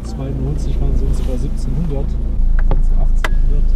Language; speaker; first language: German; native; German